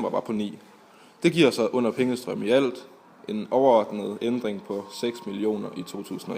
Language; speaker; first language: Danish; native; Danish